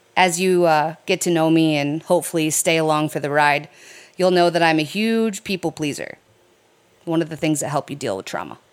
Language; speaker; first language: English; native; English